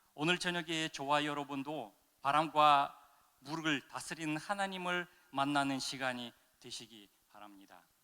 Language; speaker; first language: Korean; non-native, fluent; Russian